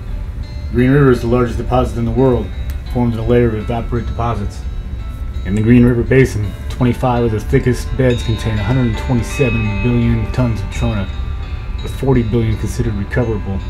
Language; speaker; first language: English; native; English